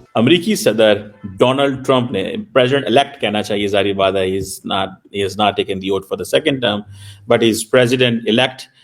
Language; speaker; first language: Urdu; non-native, local second language; Punjabi